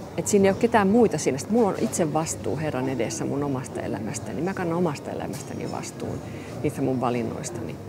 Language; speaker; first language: Finnish; non-native, local second language; Swedish